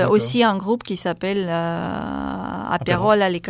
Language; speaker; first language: French; non-native, fluent; Russian